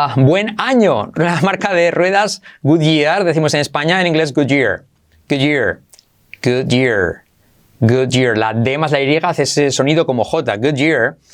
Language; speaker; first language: Spanish; native; Spanish